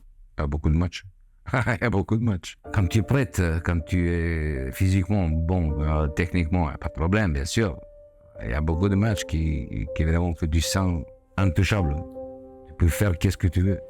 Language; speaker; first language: French; non-native, fluent; Serbian